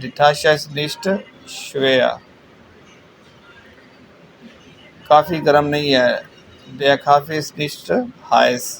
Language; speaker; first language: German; non-native, fluent; Urdu